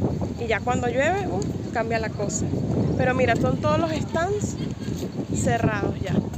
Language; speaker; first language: Spanish; native; Spanish